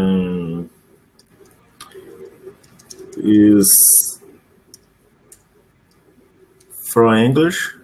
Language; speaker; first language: English; non-native, learner; Portuguese